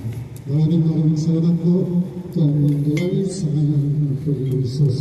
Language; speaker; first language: Filipino; native; Filipino